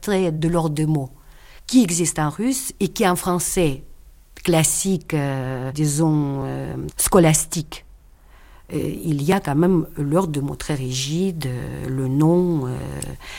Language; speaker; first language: French; non-native, fluent; Russian